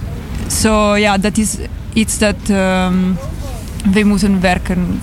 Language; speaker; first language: Dutch; non-native, learner; Italian